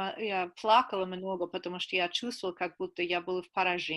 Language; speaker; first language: Russian; non-native, fluent; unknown